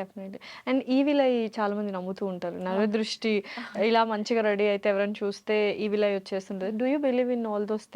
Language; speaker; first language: Telugu; native; Telugu